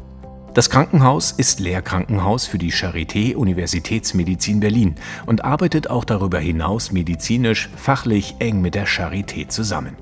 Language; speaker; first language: German; native; German